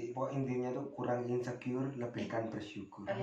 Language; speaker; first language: Indonesian; native; Indonesian